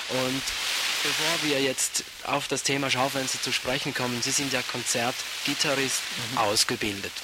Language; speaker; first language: German; native; German